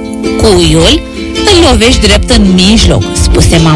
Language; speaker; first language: Romanian; native; Romanian